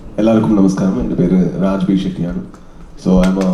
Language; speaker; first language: Malayalam; non-native, learner; Kannada